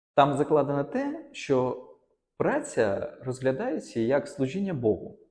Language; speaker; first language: Ukrainian; non-native, local second language; Russian